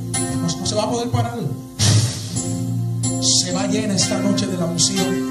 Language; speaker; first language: Spanish; native; Spanish